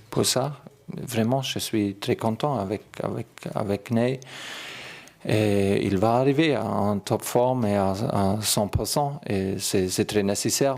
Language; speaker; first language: French; non-native, learner; German